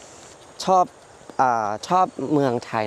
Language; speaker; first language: Thai; non-native, learner; Filipino